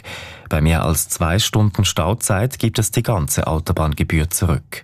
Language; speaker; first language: German; native; German